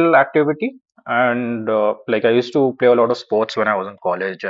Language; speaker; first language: English; non-native, local second language; Urdu